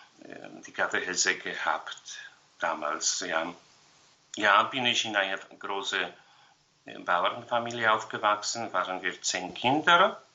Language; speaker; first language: German; non-native, fluent; Polish